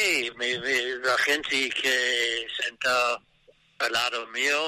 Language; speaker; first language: Spanish; non-native, learner; English